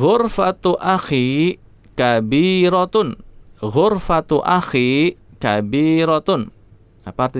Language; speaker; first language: Arabic; non-native, fluent; Indonesian